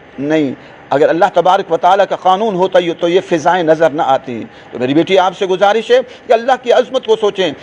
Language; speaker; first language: Urdu; non-native, local second language; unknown